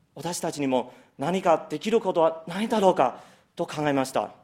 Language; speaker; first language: Japanese; non-native, fluent; Chinese